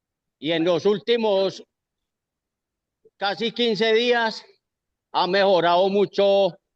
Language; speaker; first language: Spanish; native; Spanish